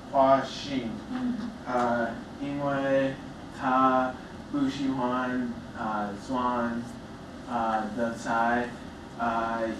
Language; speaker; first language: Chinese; non-native, learner; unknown